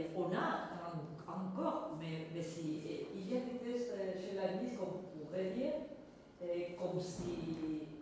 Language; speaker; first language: French; non-native, fluent; Spanish